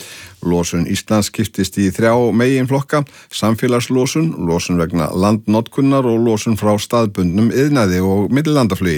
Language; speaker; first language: Icelandic; native; Icelandic